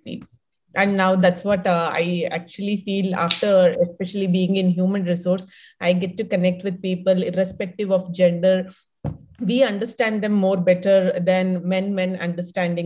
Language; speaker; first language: English; non-native, local second language; Kannada